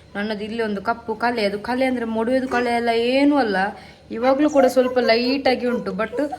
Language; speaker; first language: Kannada; native; Kannada